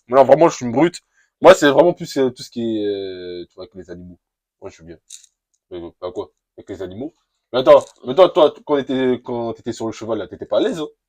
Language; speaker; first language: French; native; French